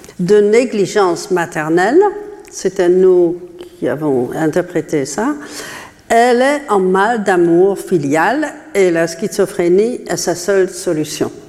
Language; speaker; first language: French; non-native, fluent; Dutch